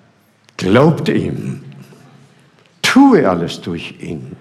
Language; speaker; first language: German; non-native, fluent; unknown